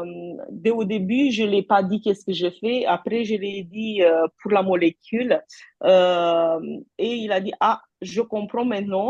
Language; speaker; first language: French; non-native, fluent; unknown